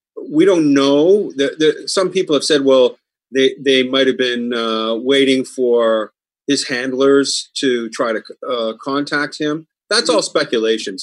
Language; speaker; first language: English; native; English